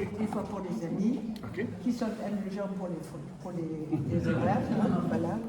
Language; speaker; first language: French; non-native, fluent; German